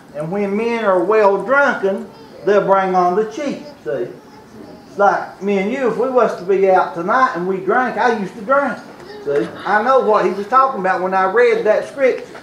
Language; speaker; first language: English; native; English